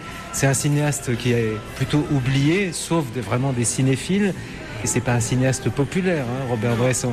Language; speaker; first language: French; native; French